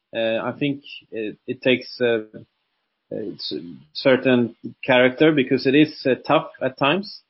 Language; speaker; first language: English; non-native, fluent; Swedish